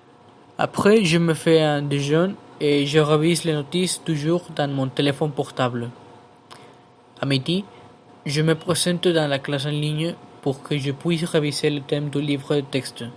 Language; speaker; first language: French; non-native, learner; Spanish